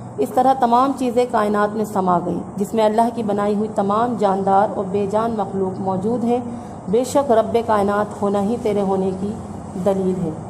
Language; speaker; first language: Urdu; native; Urdu